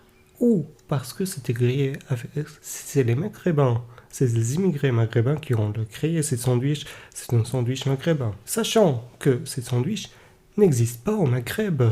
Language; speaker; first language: French; non-native, fluent; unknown